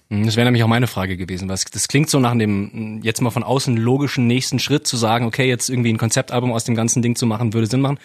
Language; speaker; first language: German; native; German